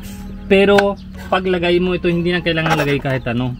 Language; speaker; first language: Filipino; non-native, learner; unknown